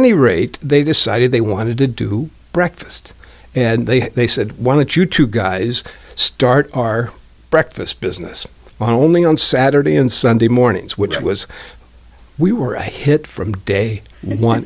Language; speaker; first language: English; native; English